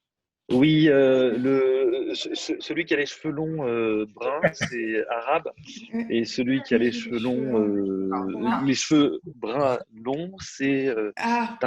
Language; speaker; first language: French; native; French